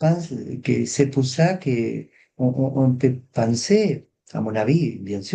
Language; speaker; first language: French; non-native, fluent; Spanish